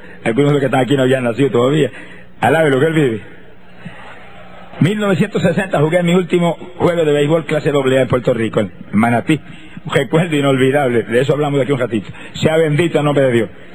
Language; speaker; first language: Spanish; native; Spanish